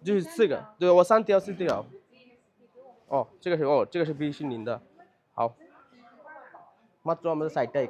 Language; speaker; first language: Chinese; non-native, learner; Bangla